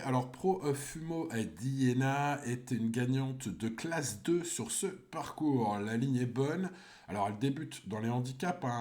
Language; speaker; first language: French; native; French